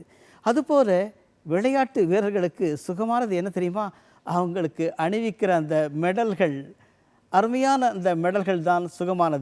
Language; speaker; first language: Tamil; native; Tamil